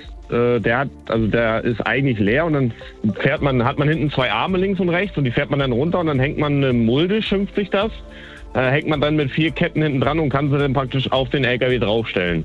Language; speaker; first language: German; native; German